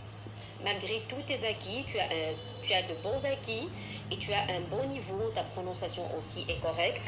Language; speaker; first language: French; non-native, fluent; Arabic